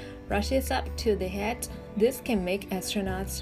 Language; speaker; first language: English; non-native, fluent; Chinese